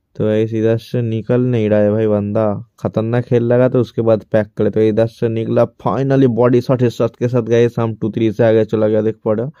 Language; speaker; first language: Hindi; non-native, local second language; Bangla